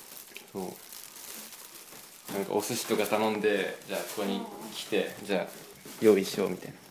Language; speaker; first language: Japanese; native; Japanese